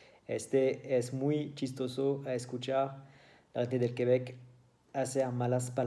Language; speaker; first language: Spanish; non-native, learner; French